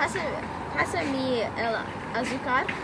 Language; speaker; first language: Spanish; non-native, learner; English